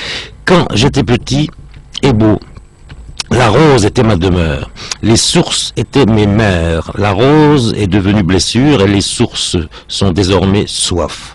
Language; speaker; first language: French; native; French